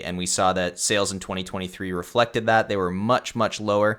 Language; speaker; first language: English; native; English